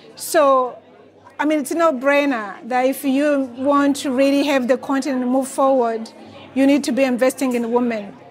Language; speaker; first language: English; non-native, fluent; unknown